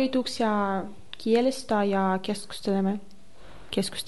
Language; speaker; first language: Finnish; non-native, learner; Russian